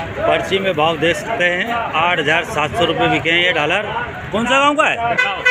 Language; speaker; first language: Hindi; native; Hindi